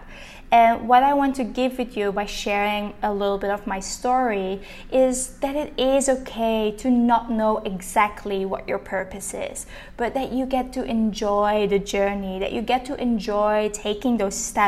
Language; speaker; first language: English; non-native, fluent; Dutch